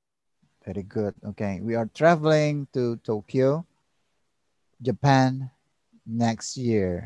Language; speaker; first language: English; non-native, learner; Indonesian